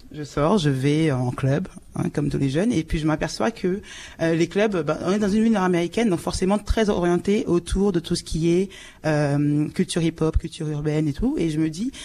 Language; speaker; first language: French; native; French